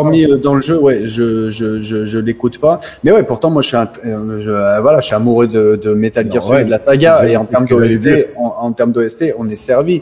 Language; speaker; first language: French; native; French